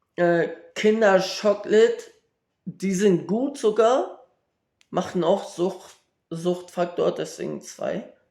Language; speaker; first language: German; early bilingual, other home language; Kurdish